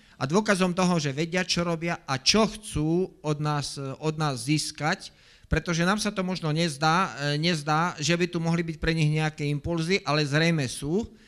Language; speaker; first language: Slovak; native; Slovak